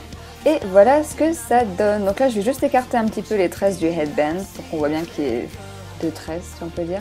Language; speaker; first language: French; native; French